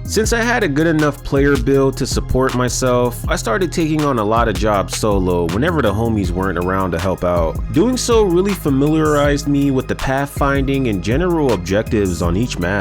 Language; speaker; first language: English; native; English